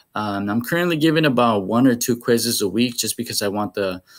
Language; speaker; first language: English; early bilingual, other home language; Spanish